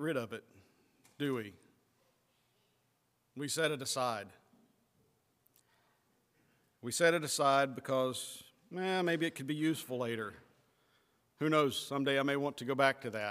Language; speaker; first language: English; native; English